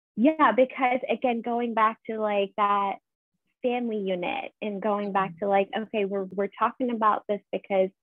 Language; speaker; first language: English; non-native, fluent; Persian